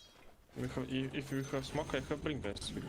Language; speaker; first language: English; non-native, learner; Russian